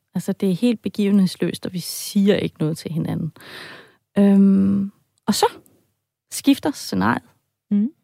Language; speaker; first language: Danish; early bilingual, heritage; Danish